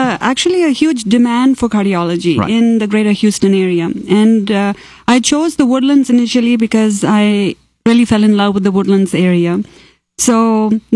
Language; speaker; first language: English; non-native, local second language; Malayalam